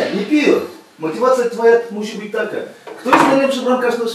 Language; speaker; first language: Polish; non-native, fluent; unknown